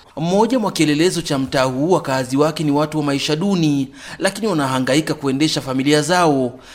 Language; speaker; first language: Swahili; non-native, local second language; Rundi